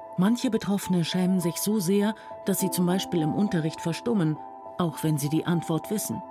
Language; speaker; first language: German; native; German